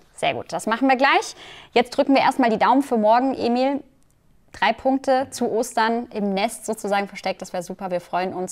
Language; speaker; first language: German; native; German